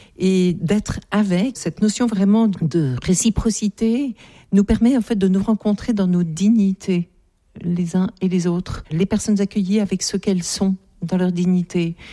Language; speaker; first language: French; native; French